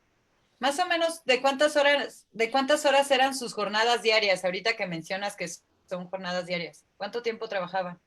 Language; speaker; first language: Spanish; native; Spanish